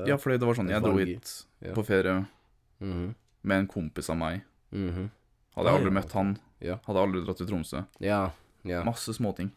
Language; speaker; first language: Norwegian; early bilingual, other home language; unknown